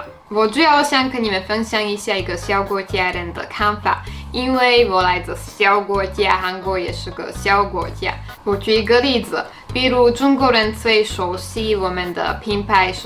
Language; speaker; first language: Chinese; non-native, fluent; Slovak